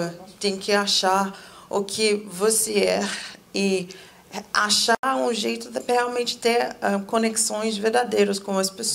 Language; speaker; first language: Portuguese; non-native, fluent; English